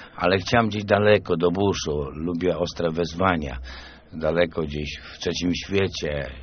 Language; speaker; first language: Polish; native; Polish